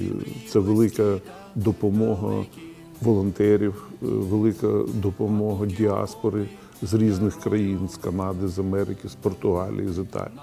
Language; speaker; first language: Ukrainian; non-native, local second language; Russian